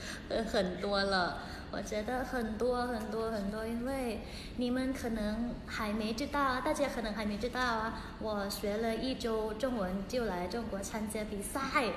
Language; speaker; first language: Chinese; non-native, learner; Thai